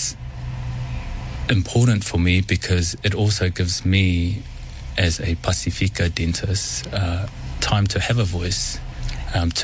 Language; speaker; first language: English; native; English